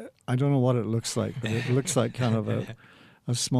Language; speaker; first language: English; native; English